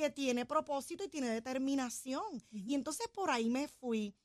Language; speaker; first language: Spanish; native; Spanish